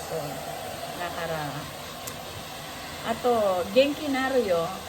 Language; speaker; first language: Japanese; non-native, learner; Filipino